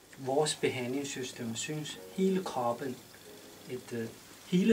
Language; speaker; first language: Danish; non-native, learner; Chinese